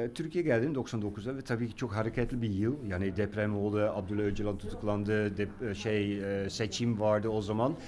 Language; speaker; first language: Turkish; non-native, fluent; Dutch